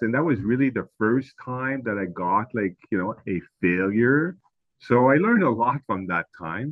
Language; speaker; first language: English; non-native, fluent; French